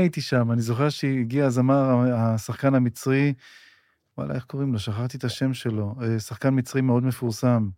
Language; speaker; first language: Hebrew; native; Hebrew